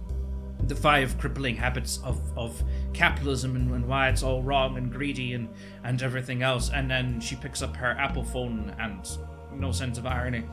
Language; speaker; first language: English; native; English